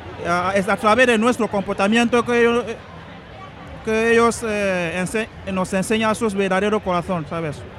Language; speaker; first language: Spanish; non-native, learner; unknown